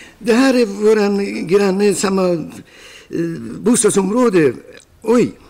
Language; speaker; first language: Swedish; non-native, fluent; Persian